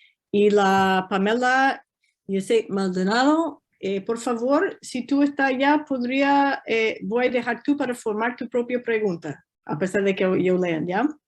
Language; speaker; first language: Spanish; non-native, fluent; English